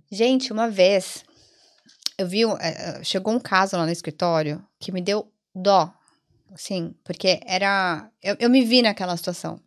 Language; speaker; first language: Portuguese; early bilingual, other home language; Italian